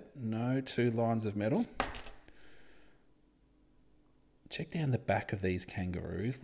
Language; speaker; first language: English; native; English